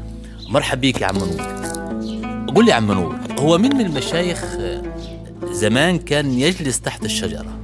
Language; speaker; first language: Arabic; native; Arabic